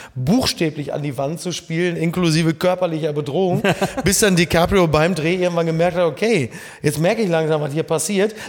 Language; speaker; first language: German; native; German